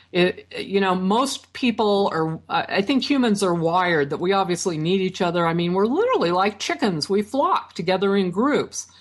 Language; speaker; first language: English; native; English